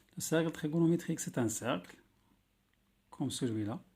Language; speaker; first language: French; non-native, local second language; Arabic